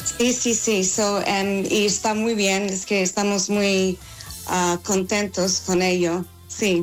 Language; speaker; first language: Spanish; non-native, fluent; English